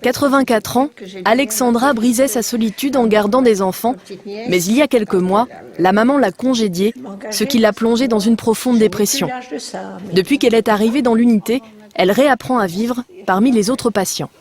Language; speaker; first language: French; native; French